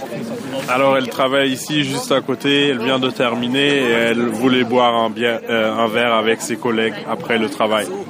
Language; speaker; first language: French; non-native, fluent; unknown